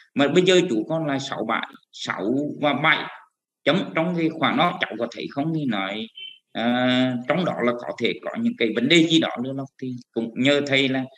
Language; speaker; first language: Vietnamese; native; Vietnamese